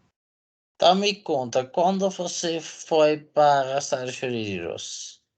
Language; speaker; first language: Portuguese; non-native, fluent; Dutch